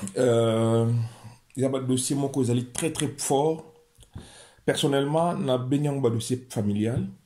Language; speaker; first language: French; non-native, local second language; Lingala